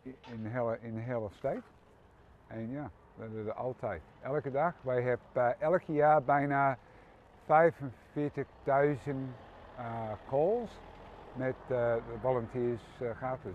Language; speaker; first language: Dutch; early bilingual, heritage; English